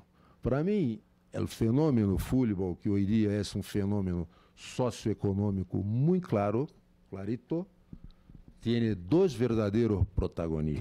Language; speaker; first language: Spanish; non-native, fluent; Portuguese